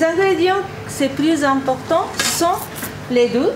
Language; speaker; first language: French; non-native, fluent; Japanese